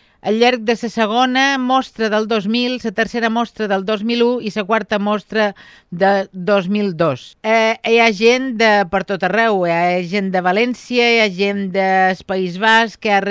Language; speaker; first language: Catalan; native; Catalan